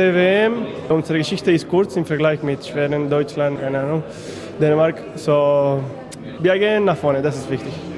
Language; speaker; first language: German; non-native, fluent; Spanish